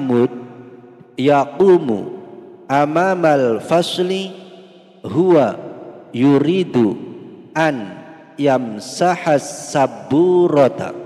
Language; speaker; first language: Arabic; non-native, fluent; Indonesian